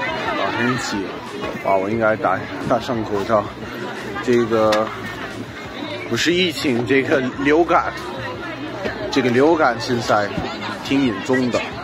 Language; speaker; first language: Chinese; non-native, learner; English